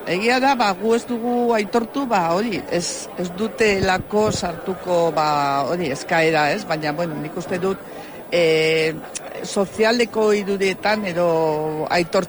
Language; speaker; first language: Basque; native; Basque